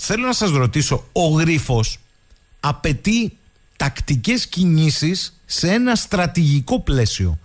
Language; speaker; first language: Greek; native; Greek